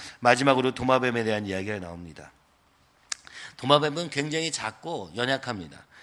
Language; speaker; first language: Korean; native; Korean